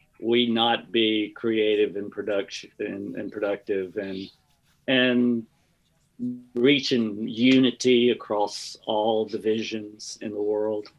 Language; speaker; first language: English; native; English